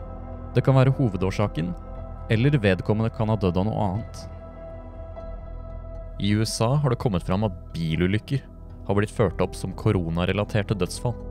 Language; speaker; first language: Norwegian; native; Norwegian